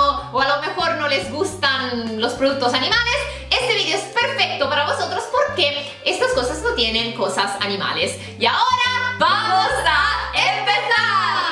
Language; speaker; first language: Spanish; non-native, fluent; Italian